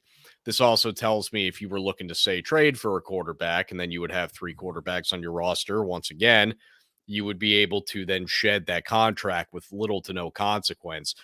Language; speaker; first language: English; native; English